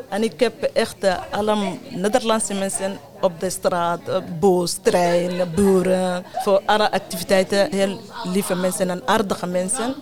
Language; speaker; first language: Dutch; non-native, learner; Arabic